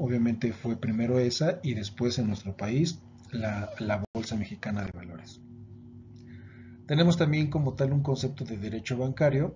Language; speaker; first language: Spanish; native; Spanish